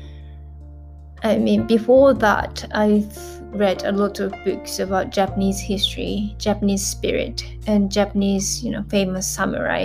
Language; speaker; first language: English; non-native, fluent; Japanese